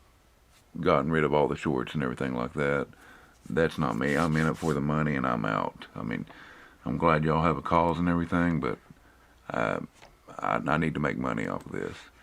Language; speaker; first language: English; native; English